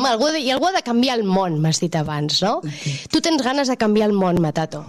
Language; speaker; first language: Catalan; native; Catalan